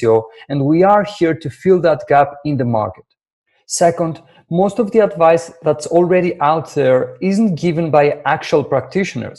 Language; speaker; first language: English; non-native, fluent; Greek